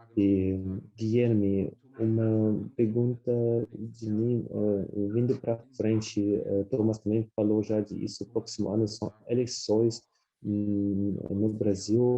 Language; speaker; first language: Portuguese; non-native, fluent; German